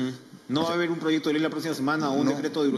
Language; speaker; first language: Spanish; native; Spanish